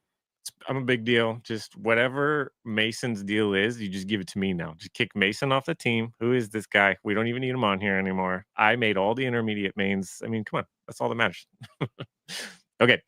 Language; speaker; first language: English; native; English